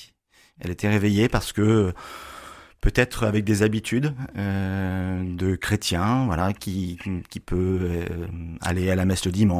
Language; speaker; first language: French; native; French